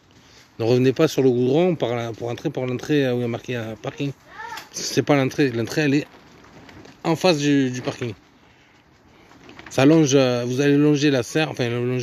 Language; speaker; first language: French; native; French